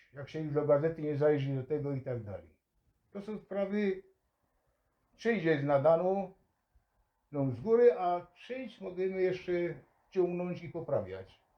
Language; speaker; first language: Polish; native; Polish